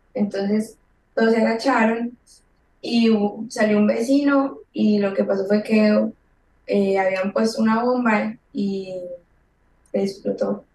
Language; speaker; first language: Spanish; native; Spanish